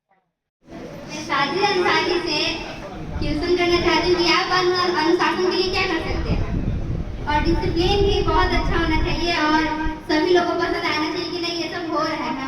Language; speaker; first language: Hindi; native; Hindi